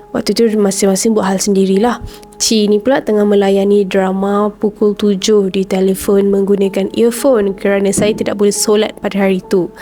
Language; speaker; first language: Malay; native; Malay